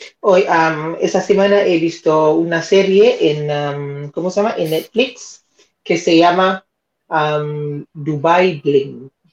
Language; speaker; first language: Spanish; non-native, fluent; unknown